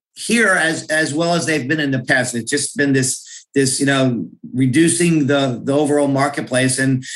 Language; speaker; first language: English; native; English